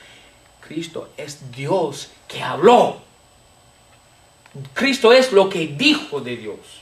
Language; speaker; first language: Spanish; non-native, fluent; English